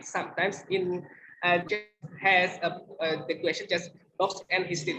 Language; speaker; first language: English; non-native, learner; Indonesian